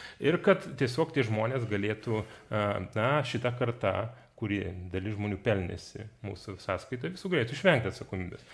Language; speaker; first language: Lithuanian; non-native, fluent; Georgian